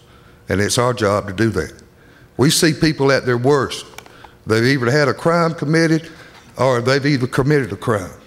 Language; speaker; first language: English; native; English